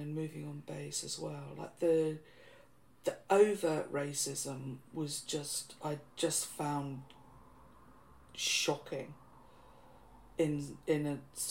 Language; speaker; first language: English; native; English